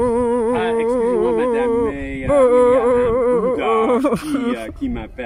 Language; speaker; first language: French; non-native, learner; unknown